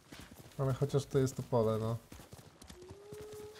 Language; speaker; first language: Polish; native; Polish